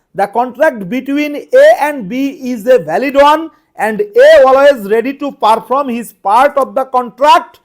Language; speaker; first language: English; non-native, local second language; Bangla